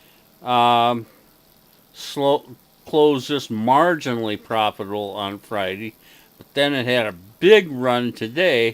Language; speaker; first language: English; native; English